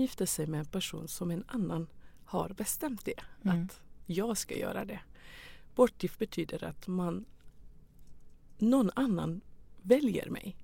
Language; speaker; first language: Swedish; non-native, fluent; Persian